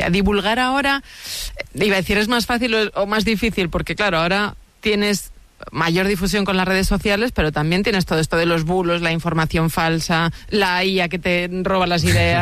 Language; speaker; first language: Spanish; native; Spanish